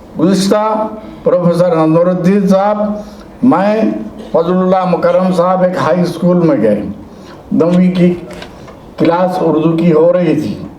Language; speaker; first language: Urdu; native; Urdu